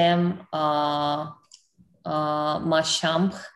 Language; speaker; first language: French; non-native, learner; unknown